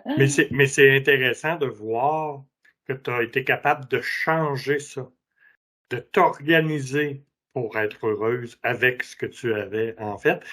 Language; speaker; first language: French; native; French